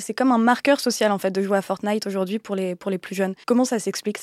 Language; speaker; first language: French; native; French